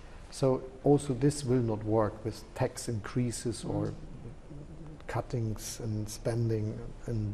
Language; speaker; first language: English; non-native, fluent; German